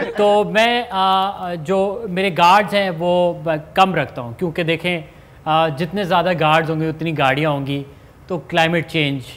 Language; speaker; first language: Urdu; non-native, local second language; Sindhi